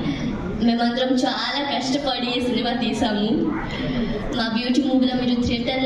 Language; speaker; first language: Telugu; non-native, local second language; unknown